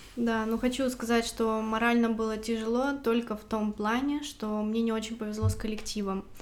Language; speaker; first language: Russian; native; Russian